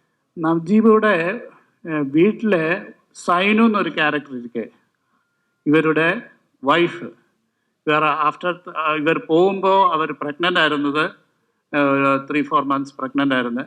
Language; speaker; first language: Tamil; non-native, local second language; Malayalam